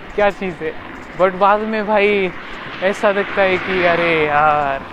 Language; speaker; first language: Hindi; non-native, local second language; Marathi